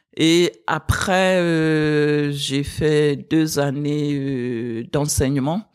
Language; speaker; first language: French; non-native, fluent; English